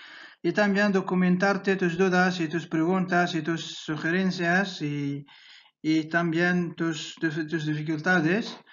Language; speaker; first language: Spanish; non-native, fluent; Arabic